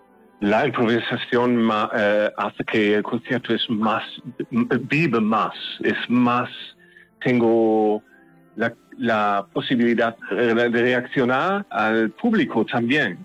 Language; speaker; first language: Spanish; non-native, learner; German